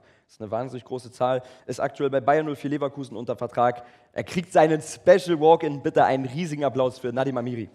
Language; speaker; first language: German; native; German